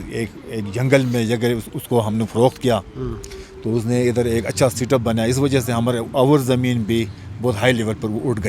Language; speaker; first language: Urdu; non-native, local second language; Pashto